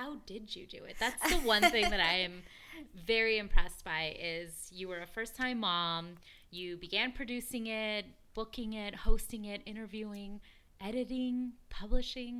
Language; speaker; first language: English; early bilingual, other home language; Spanish